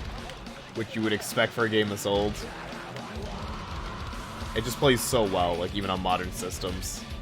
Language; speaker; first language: English; native; English